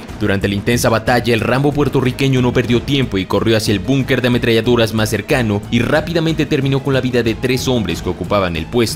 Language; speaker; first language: Spanish; native; Spanish